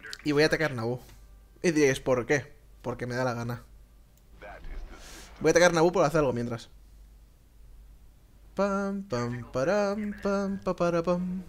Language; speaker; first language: Spanish; native; Spanish